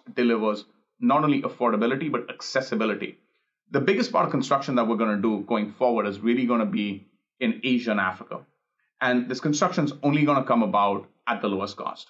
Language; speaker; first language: English; non-native, local second language; Hindi